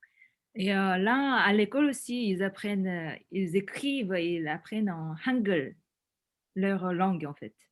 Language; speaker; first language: French; non-native, fluent; Korean